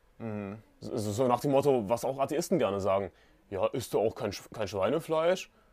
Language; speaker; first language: German; native; German